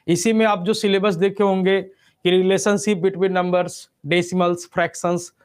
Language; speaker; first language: Hindi; native; Hindi